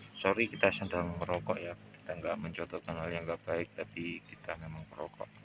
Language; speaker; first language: Indonesian; non-native, local second language; Javanese